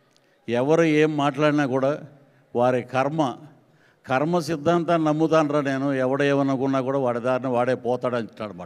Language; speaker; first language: Telugu; native; Telugu